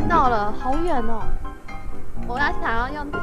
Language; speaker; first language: Chinese; native; Chinese